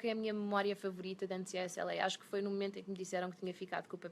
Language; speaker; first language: Portuguese; native; Portuguese